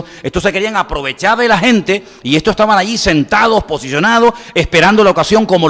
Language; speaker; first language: Spanish; native; Spanish